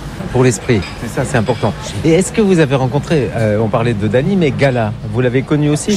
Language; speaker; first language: French; native; French